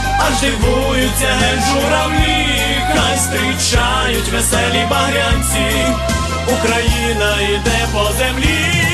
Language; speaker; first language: Ukrainian; native; Ukrainian